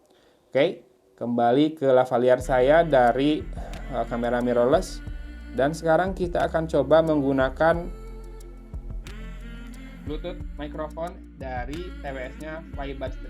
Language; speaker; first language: Indonesian; native; Indonesian